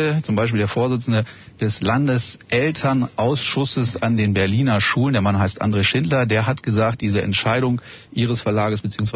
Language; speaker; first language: German; native; German